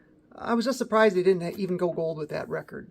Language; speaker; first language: English; native; English